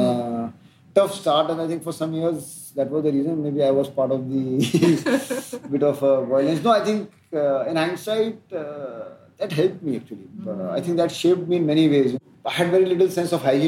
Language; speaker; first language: English; non-native, local second language; Hindi